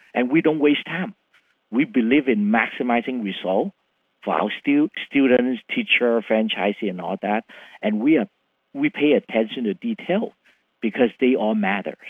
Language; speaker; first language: English; non-native, fluent; Vietnamese